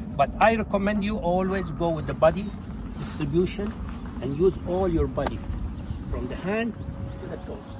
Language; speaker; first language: English; non-native, fluent; Arabic